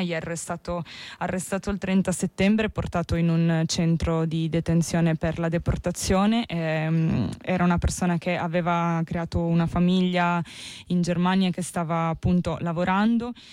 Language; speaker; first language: Italian; native; Italian